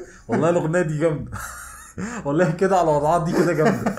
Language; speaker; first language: Arabic; native; Arabic